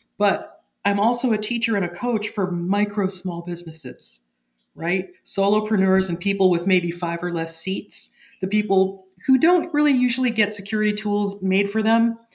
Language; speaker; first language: English; native; English